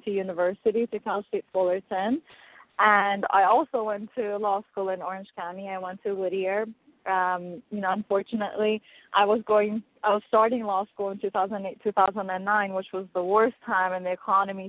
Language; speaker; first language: English; non-native, fluent; Persian